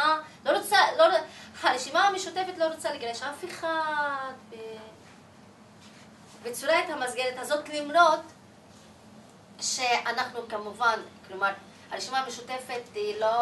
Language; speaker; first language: Hebrew; non-native, local second language; Arabic